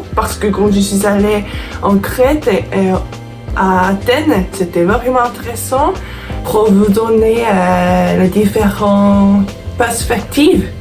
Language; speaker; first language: French; non-native, fluent; Korean